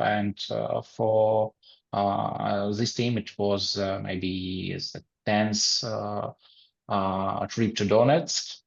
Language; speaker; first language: English; non-native, learner; Ukrainian